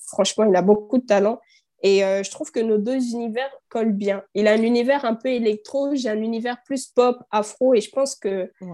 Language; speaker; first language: French; native; French